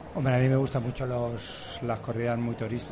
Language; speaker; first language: Spanish; native; Spanish